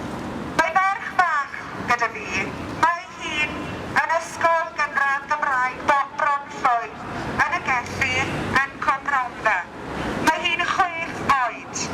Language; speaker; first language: Welsh; non-native, local second language; English